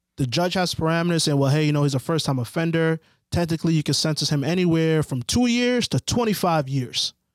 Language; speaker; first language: English; early bilingual, other home language; Haitian Creole